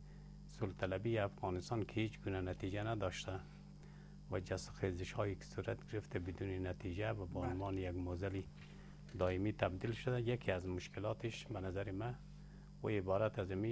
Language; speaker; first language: Persian; native; Persian